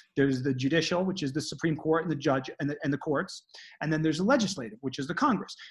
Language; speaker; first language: English; native; English